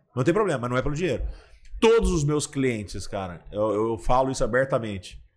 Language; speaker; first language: Portuguese; native; Portuguese